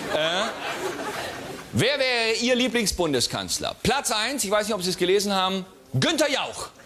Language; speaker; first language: German; native; German